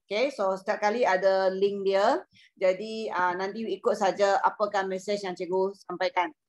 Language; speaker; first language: Malay; non-native, local second language; Chinese